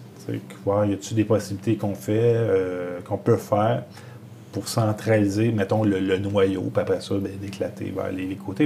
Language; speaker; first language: French; native; French